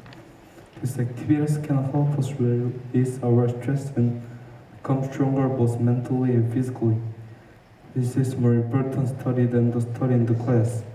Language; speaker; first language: English; non-native, fluent; Korean